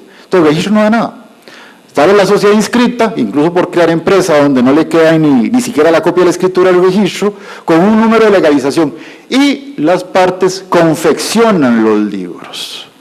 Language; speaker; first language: Spanish; native; Spanish